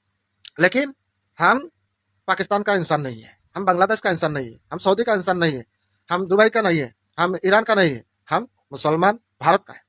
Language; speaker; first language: Hindi; non-native, local second language; Bangla